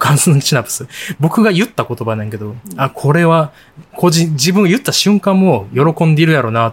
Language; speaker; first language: Japanese; native; Japanese